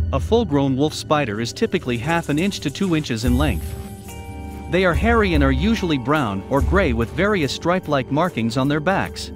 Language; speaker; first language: English; native; English